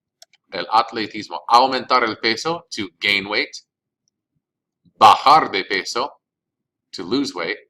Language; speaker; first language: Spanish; non-native, fluent; English